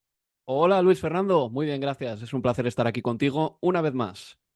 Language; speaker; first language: Spanish; native; Spanish